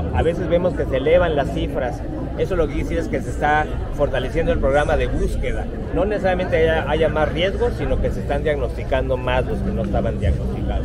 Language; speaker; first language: Spanish; native; Spanish